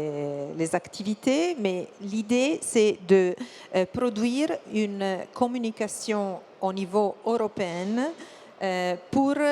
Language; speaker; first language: French; non-native, fluent; Italian